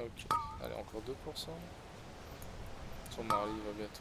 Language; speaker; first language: French; native; French